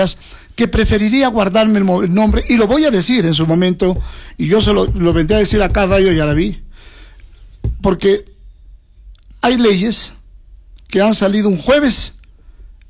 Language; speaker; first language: Spanish; native; Spanish